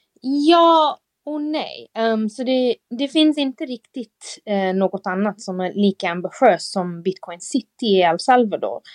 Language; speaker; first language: Swedish; non-native, fluent; English